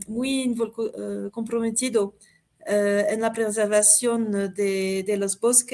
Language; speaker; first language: Spanish; non-native, fluent; French